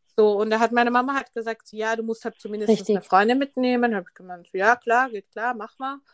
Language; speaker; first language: German; early bilingual, other home language; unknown